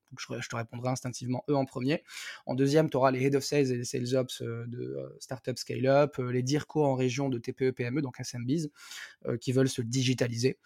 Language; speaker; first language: French; non-native, local second language; Arabic